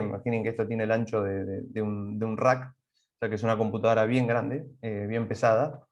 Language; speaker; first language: Spanish; native; Spanish